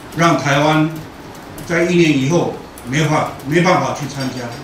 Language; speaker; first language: Chinese; native; Chinese